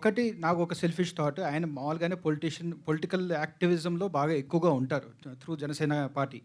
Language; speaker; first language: Telugu; native; Telugu